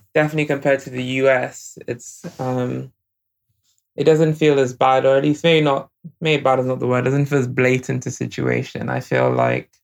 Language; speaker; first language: English; non-native, local second language; Yoruba